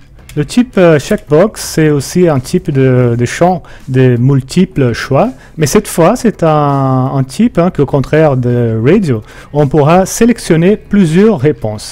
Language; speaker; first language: French; non-native, fluent; Portuguese